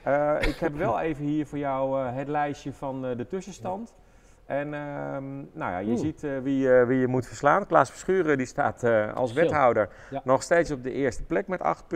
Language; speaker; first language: Dutch; native; Dutch